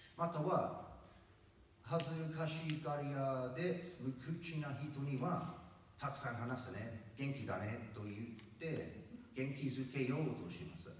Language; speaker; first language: Japanese; non-native, fluent; English